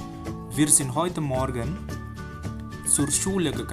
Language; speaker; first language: German; non-native, fluent; Indonesian